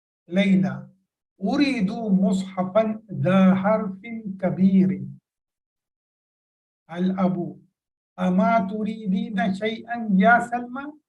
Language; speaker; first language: Arabic; non-native, fluent; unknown